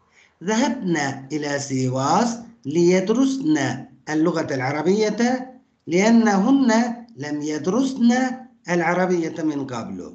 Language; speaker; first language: Arabic; non-native, fluent; Turkish